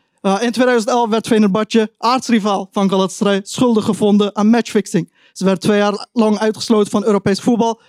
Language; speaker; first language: Dutch; early bilingual, other home language; Turkish